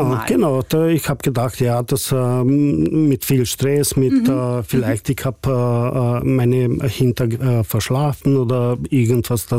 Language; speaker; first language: German; non-native, fluent; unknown